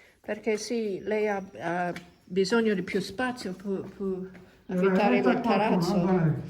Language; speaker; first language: Italian; non-native, learner; English